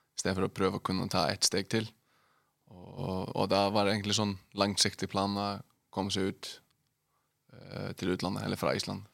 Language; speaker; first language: Norwegian; non-native, fluent; Icelandic